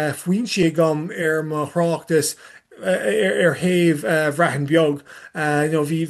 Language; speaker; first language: Irish; non-native, learner; English